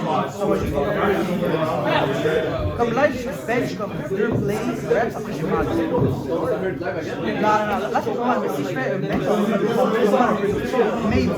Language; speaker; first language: French; non-native, local second language; English